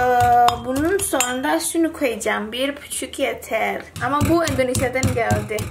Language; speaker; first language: Turkish; non-native, learner; Indonesian